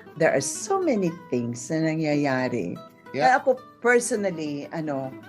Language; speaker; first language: Filipino; non-native, local second language; Hiligaynon